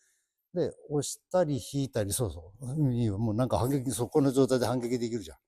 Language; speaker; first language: Japanese; native; Japanese